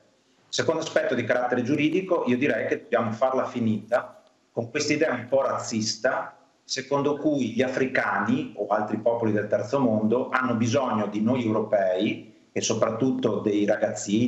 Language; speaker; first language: Italian; native; Italian